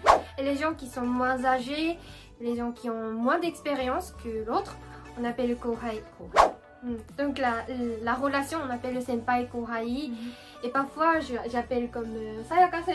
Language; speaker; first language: French; non-native, fluent; Japanese